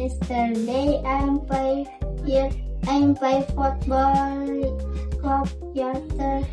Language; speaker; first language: English; non-native, learner; Indonesian